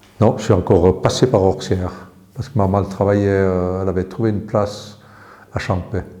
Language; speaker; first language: French; early bilingual, other home language; English